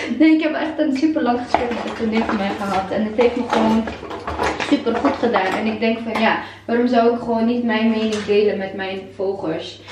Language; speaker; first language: Dutch; non-native, fluent; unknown